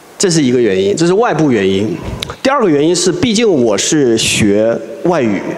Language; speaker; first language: Chinese; native; Chinese